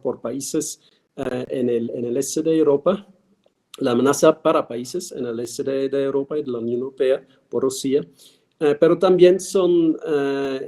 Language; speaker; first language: Spanish; non-native, fluent; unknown